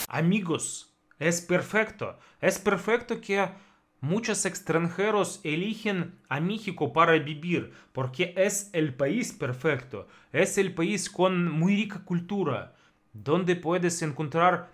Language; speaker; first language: Spanish; non-native, fluent; Russian